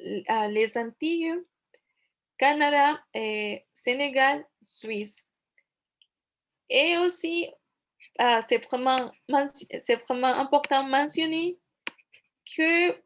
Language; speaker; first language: French; non-native, fluent; Spanish